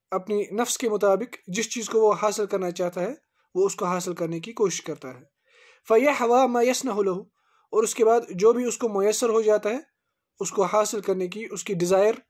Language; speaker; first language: Urdu; native; Urdu